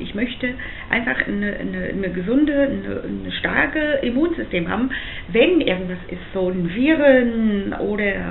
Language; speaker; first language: German; non-native, fluent; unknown